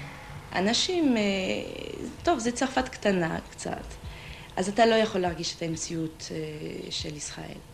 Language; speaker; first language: Hebrew; non-native, fluent; French